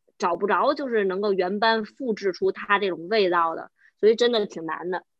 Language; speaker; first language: Chinese; native; Chinese